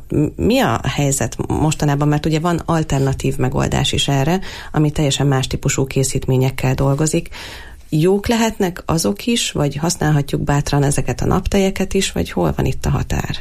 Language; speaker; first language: Hungarian; native; Hungarian